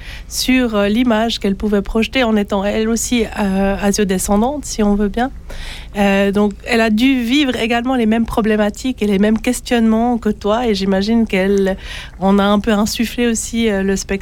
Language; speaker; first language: French; native; French